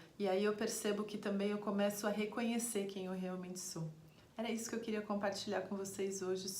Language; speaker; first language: Portuguese; native; Portuguese